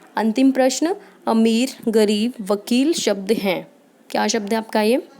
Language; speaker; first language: Hindi; native; Hindi